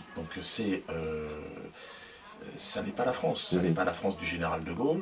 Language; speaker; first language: French; native; French